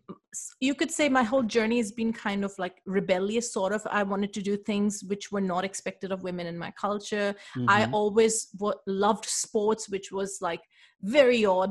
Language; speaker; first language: English; non-native, local second language; Urdu